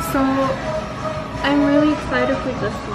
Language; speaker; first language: English; non-native, fluent; Mongolian